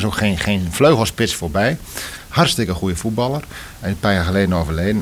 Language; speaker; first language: Dutch; native; Dutch